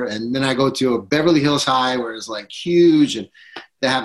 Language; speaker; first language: English; non-native, fluent; Italian